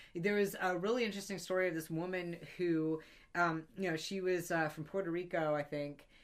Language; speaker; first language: English; native; English